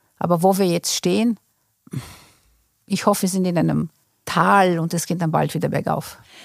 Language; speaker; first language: German; non-native, fluent; Portuguese